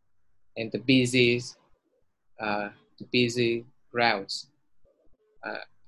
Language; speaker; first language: English; non-native, learner; Vietnamese